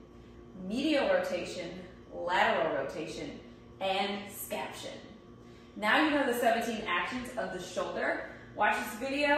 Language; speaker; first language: English; native; English